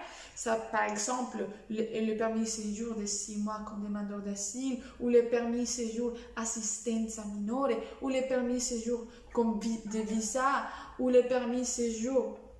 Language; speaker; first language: French; non-native, fluent; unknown